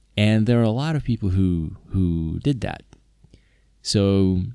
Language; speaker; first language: English; non-native, fluent; Slovak